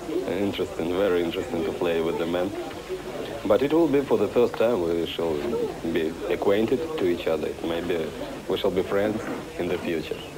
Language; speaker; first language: English; non-native, fluent; Russian